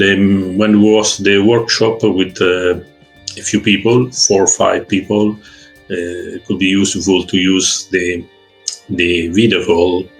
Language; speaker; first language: English; non-native, learner; Italian